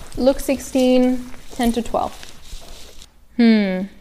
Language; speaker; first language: English; early bilingual, other home language; Spanish